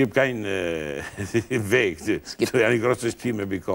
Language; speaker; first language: German; non-native, learner; Italian